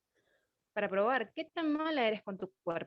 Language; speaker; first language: Spanish; native; Spanish